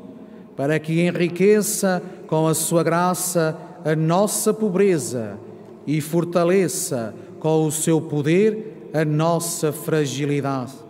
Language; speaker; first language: Portuguese; native; Portuguese